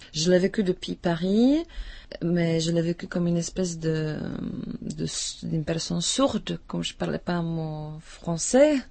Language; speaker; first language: French; non-native, fluent; Czech